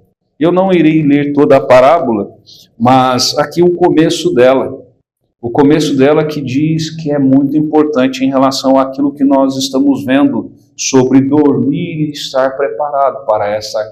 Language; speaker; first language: Portuguese; native; Portuguese